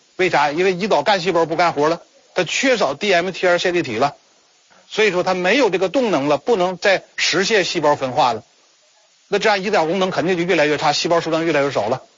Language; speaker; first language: Chinese; native; Chinese